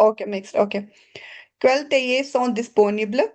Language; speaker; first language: French; non-native, learner; Punjabi